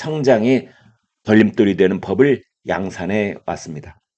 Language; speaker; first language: Korean; native; Korean